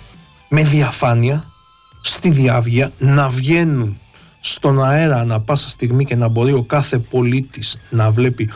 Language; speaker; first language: Greek; native; Greek